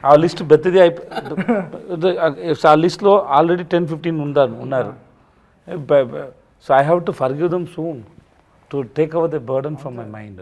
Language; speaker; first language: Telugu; non-native, learner; Tamil